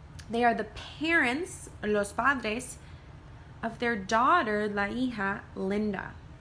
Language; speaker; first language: English; native; English